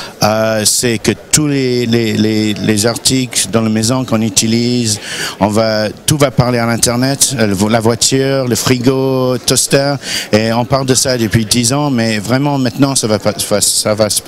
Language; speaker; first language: French; non-native, learner; English